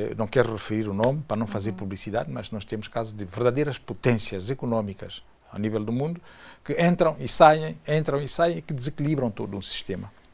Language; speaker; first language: Portuguese; native; Portuguese